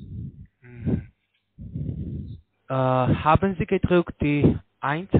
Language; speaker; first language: German; non-native, learner; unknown